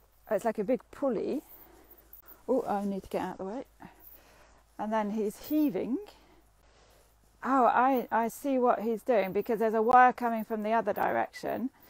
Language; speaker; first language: English; native; English